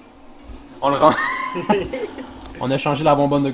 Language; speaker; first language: French; native; French